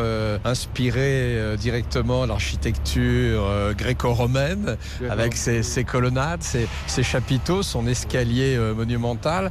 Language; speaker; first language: French; native; French